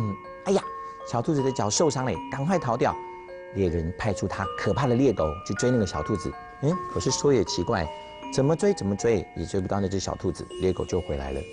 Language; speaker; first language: Chinese; native; Chinese